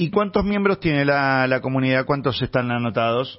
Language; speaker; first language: Spanish; native; Spanish